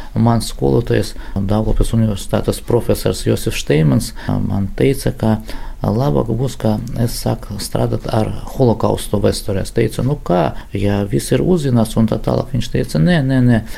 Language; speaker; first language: Latvian; non-native, local second language; Russian